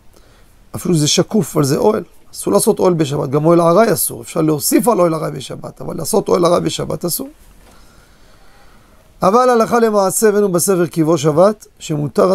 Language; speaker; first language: Hebrew; native; Hebrew